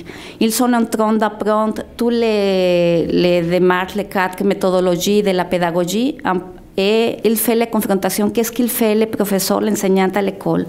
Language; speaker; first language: French; non-native, fluent; Spanish